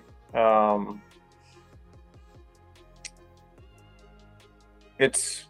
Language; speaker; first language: English; native; English